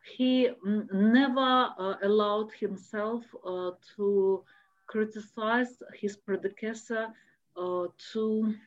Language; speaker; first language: English; non-native, fluent; Russian